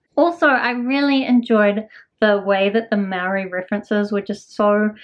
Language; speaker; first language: English; native; English